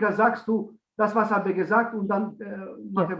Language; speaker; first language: German; non-native, learner; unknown